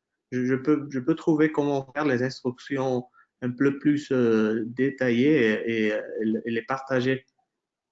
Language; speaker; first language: French; non-native, fluent; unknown